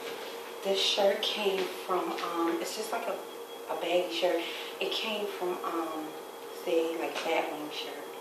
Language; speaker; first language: English; native; English